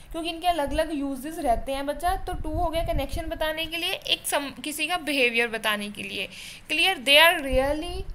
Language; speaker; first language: Hindi; non-native, local second language; Punjabi